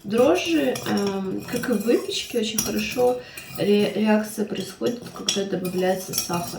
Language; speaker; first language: Russian; non-native, fluent; Ukrainian